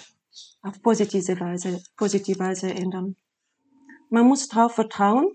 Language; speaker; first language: German; non-native, fluent; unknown